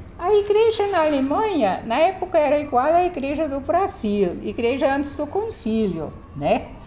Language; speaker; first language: Portuguese; non-native, fluent; German